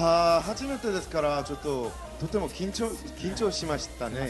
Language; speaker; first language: Japanese; non-native, learner; Korean